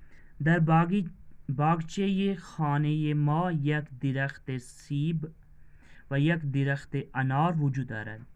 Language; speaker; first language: Persian; non-native, fluent; Urdu